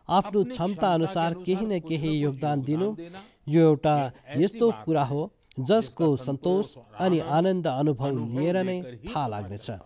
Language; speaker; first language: Nepali; native; Nepali